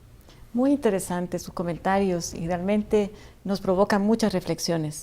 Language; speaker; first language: Spanish; native; Spanish